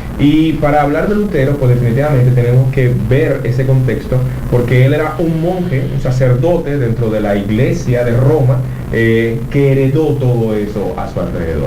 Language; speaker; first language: Spanish; native; Spanish